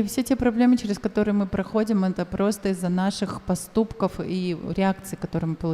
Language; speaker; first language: Russian; native; Russian